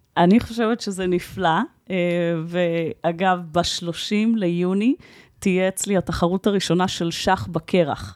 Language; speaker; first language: Hebrew; native; Hebrew